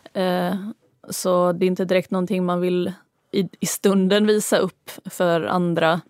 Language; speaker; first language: Swedish; early bilingual, other home language; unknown